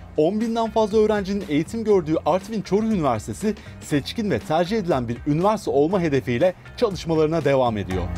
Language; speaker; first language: Turkish; native; Turkish